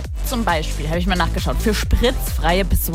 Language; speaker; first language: German; native; German